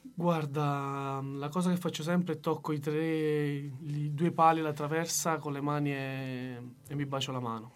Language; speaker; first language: Italian; early bilingual, other home language; Ukrainian